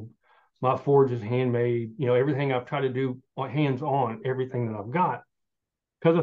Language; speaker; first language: English; native; English